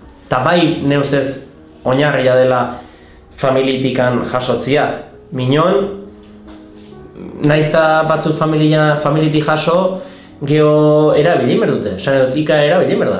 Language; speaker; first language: Basque; native; Basque